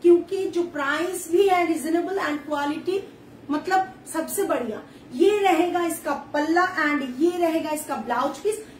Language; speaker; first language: Hindi; non-native, local second language; Bangla